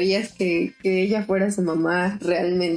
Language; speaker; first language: Spanish; native; Spanish